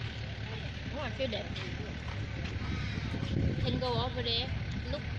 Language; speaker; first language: English; non-native, learner; Vietnamese